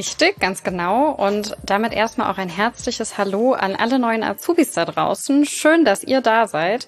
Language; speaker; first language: German; native; German